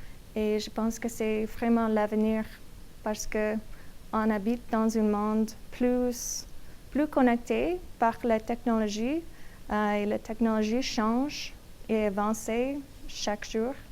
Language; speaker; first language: French; non-native, learner; English